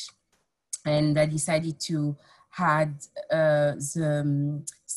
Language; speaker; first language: English; non-native, fluent; French